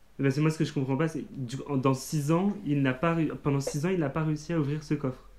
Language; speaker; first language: French; native; French